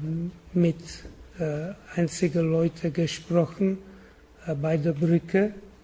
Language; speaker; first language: German; non-native, learner; Czech